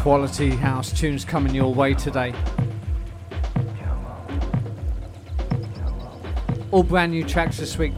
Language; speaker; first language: English; native; English